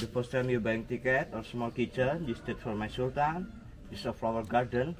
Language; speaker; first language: English; non-native, learner; Indonesian